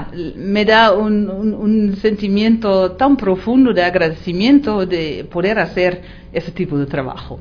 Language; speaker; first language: Spanish; non-native, fluent; Dutch